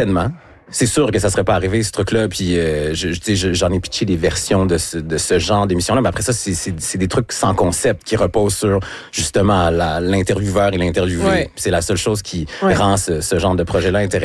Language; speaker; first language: French; native; French